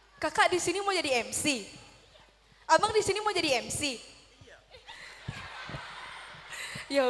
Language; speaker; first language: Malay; non-native, local second language; Minangkabau